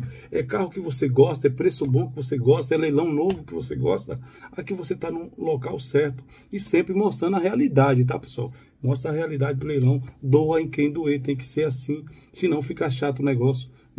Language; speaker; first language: Portuguese; native; Portuguese